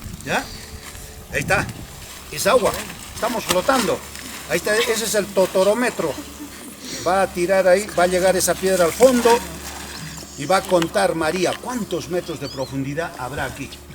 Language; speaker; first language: Spanish; native; Spanish